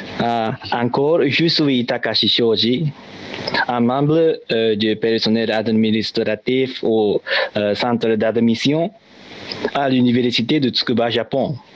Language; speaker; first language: French; non-native, learner; Japanese